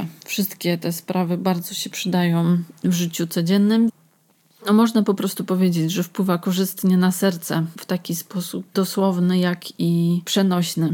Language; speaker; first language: Polish; native; Polish